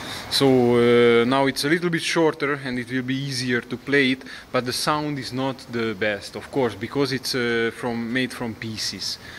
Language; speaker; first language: English; non-native, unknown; Hungarian